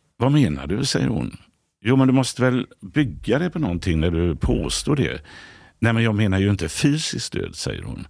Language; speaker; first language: Swedish; native; Swedish